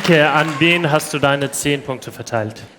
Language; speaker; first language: German; native; German